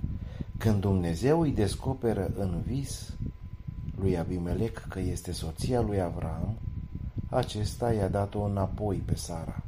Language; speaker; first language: Romanian; native; Romanian